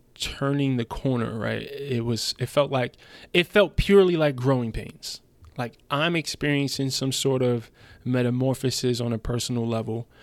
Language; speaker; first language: English; early bilingual, other home language; German